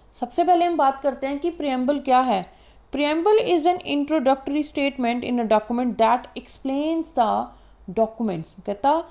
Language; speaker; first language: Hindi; non-native, local second language; Punjabi